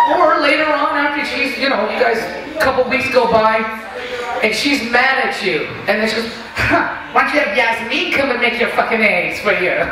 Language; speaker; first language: English; native; English